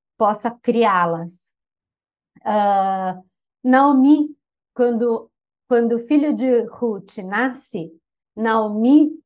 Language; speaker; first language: Portuguese; native; Portuguese